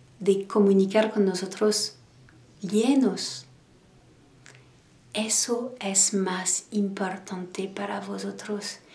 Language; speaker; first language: Spanish; non-native, learner; French